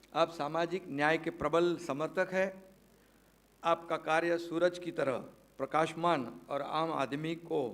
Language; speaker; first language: Hindi; non-native, local second language; Marathi